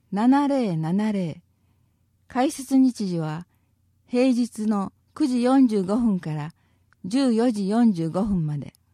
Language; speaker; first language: Japanese; native; Japanese